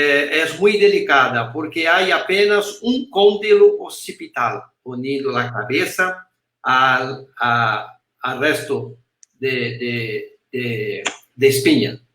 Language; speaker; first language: Spanish; non-native, learner; Portuguese